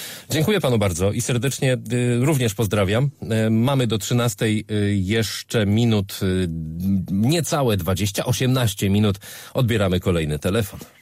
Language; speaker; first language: Polish; native; Polish